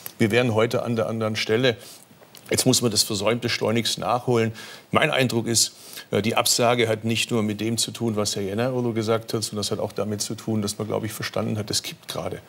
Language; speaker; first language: German; early bilingual, other home language; Turkish